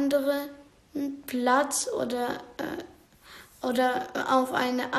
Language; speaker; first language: German; non-native, learner; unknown